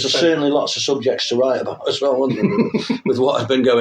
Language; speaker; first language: English; native; English